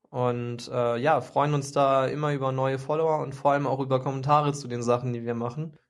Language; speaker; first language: German; native; German